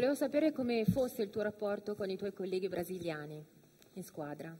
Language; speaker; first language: Italian; native; Italian